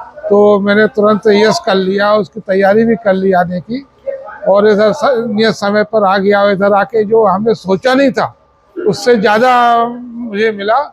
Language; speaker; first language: Hindi; native; Hindi